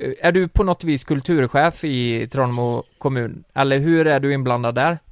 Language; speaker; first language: Swedish; native; Swedish